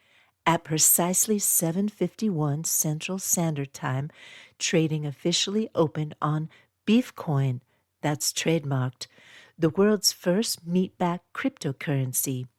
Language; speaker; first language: English; native; English